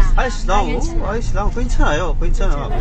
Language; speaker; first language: Korean; non-native, learner; Filipino